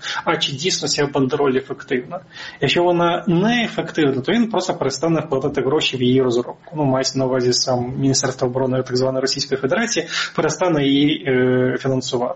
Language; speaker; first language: Ukrainian; native; Ukrainian